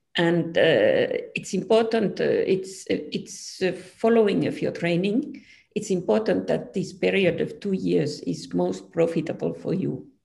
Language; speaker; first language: English; non-native, fluent; Finnish